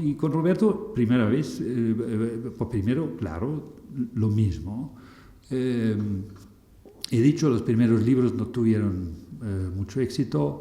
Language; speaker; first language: Spanish; non-native, fluent; German